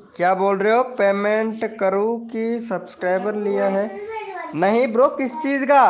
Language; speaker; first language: Hindi; native; Hindi